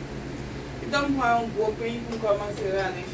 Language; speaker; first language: Portuguese; non-native, learner; Haitian Creole